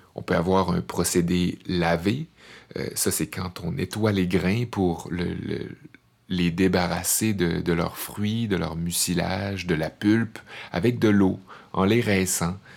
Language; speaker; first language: French; native; French